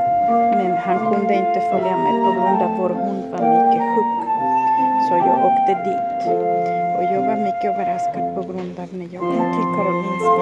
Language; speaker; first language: Swedish; non-native, fluent; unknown